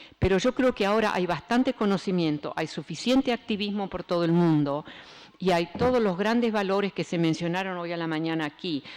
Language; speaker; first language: Spanish; early bilingual, other home language; Dutch